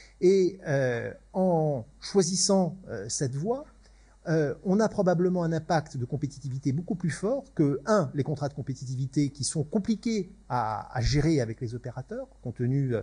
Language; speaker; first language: French; native; French